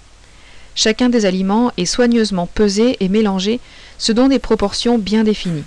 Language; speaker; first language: French; native; French